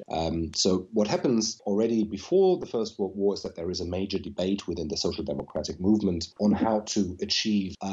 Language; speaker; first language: English; non-native, fluent; German